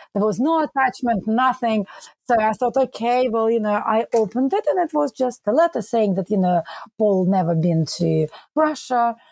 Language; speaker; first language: English; non-native, fluent; Russian